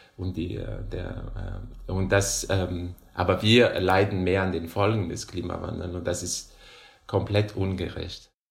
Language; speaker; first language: German; non-native, fluent; Malagasy